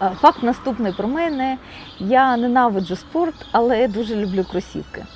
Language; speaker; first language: Ukrainian; non-native, local second language; Russian